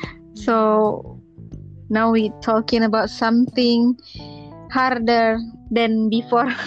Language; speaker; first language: English; non-native, learner; Indonesian